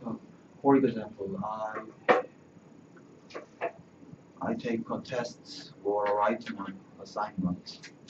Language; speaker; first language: English; non-native, learner; Korean